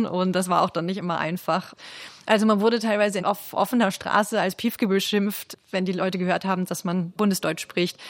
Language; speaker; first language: German; native; German